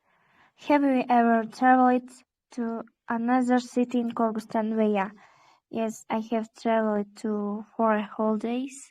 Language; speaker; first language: English; non-native, learner; Kyrgyz